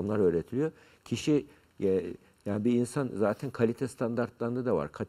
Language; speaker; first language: Turkish; native; Turkish